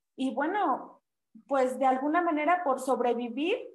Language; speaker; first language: Spanish; non-native, local second language; Nahuatl languages